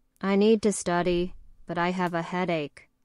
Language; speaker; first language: English; non-native, learner; Russian